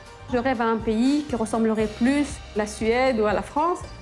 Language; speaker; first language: French; non-native, local second language; Arabic